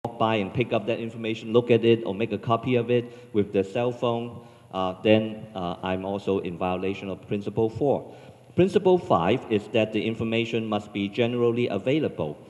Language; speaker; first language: English; non-native, local second language; Cantonese